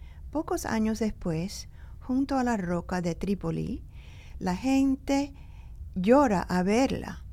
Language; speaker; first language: Spanish; early bilingual, heritage; Spanish